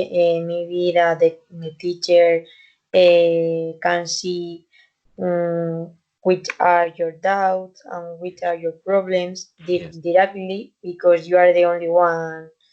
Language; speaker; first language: English; non-native, fluent; Spanish